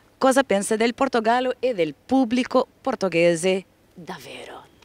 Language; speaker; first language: Italian; non-native, learner; Portuguese